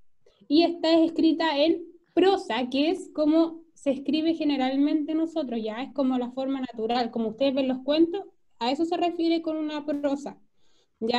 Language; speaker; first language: Spanish; native; Spanish